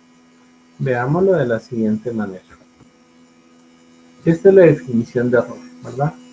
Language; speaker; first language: Spanish; native; Spanish